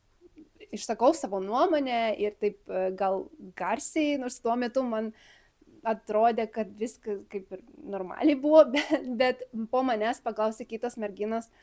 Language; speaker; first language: Lithuanian; early bilingual, other home language; Spanish